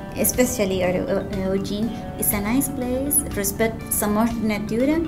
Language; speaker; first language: English; non-native, learner; Spanish